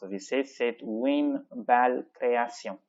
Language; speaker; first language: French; non-native, fluent; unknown